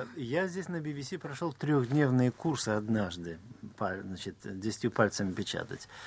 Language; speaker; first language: Russian; native; Russian